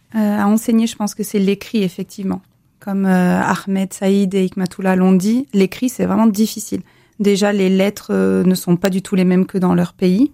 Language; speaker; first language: French; native; French